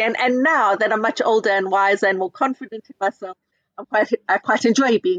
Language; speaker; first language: English; native; English